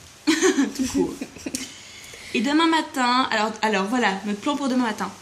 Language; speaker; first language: French; native; French